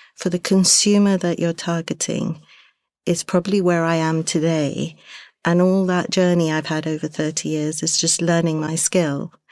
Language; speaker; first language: English; early bilingual, other home language; Hindi